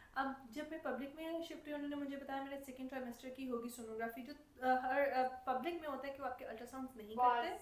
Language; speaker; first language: Urdu; native; Urdu